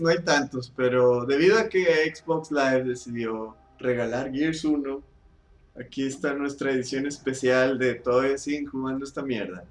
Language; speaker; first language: Spanish; native; Spanish